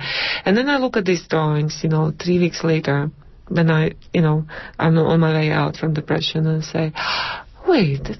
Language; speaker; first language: English; non-native, fluent; Latvian